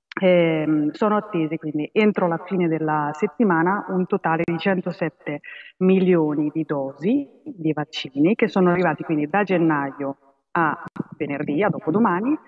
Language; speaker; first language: Italian; native; Italian